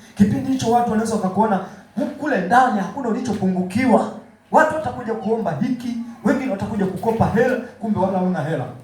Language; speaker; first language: Swahili; native; Swahili